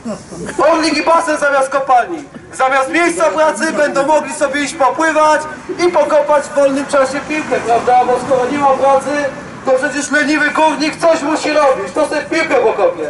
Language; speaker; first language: Polish; native; Polish